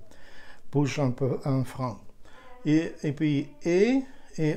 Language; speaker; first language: French; non-native, learner; Ukrainian